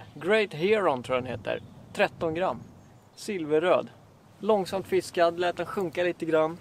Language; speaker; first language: Swedish; native; Swedish